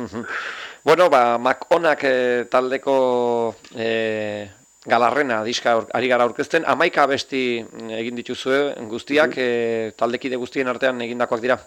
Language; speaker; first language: Basque; native; Basque